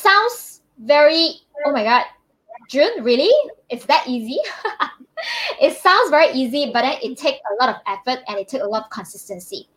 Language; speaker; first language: English; non-native, local second language; Chinese